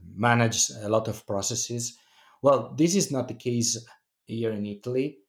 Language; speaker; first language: English; non-native, fluent; Italian